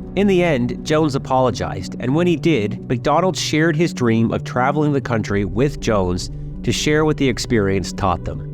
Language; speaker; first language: English; native; English